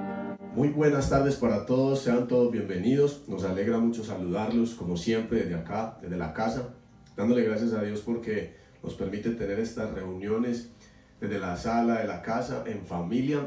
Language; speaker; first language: Spanish; native; Spanish